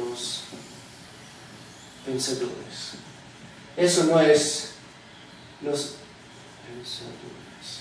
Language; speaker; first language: Spanish; non-native, fluent; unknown